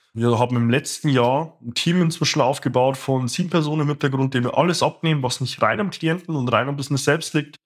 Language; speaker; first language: German; native; German